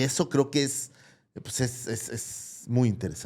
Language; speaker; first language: Spanish; native; Spanish